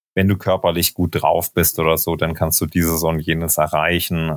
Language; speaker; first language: German; native; German